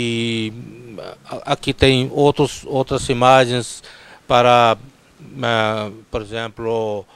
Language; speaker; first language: Portuguese; non-native, fluent; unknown